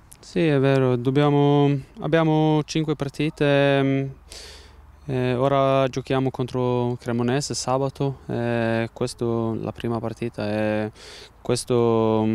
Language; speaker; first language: Italian; non-native, learner; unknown